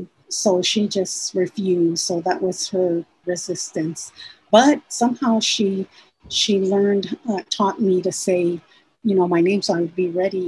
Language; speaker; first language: English; early bilingual, other home language; Spanish